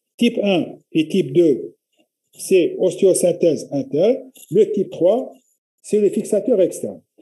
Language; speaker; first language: French; non-native, local second language; Arabic